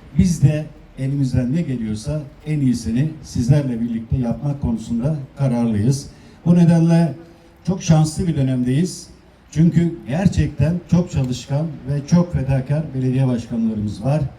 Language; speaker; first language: Turkish; native; Turkish